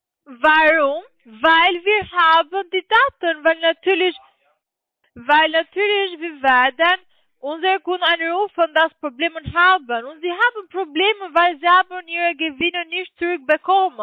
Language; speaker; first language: German; non-native, learner; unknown